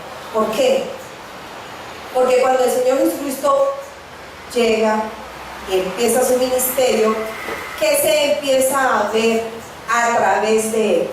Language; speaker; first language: Spanish; native; Spanish